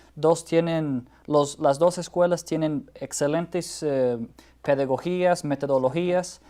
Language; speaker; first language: Spanish; non-native, fluent; English